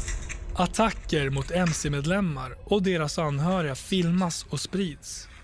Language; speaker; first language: Swedish; native; Swedish